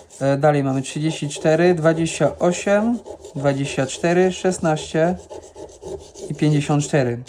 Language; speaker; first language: Polish; non-native, fluent; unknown